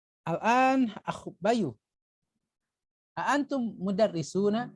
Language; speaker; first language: Arabic; non-native, fluent; Indonesian